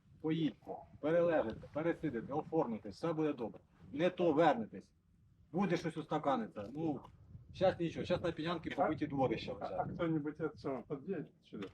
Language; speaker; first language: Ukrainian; native; Ukrainian